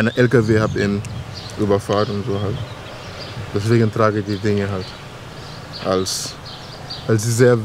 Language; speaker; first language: German; non-native, learner; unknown